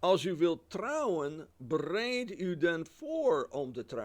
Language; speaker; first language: Dutch; non-native, fluent; English